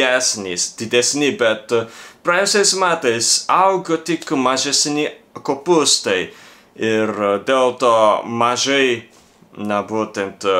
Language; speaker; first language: Lithuanian; non-native, fluent; Japanese